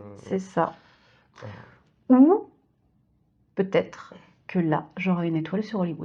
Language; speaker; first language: French; native; French